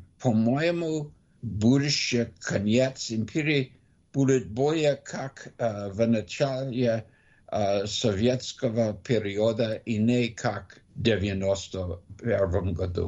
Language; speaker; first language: Russian; non-native, learner; English